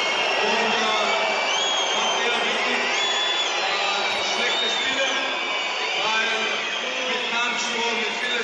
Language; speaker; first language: German; non-native, learner; Bulgarian